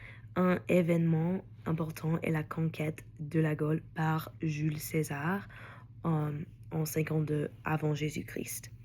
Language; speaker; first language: French; non-native, learner; English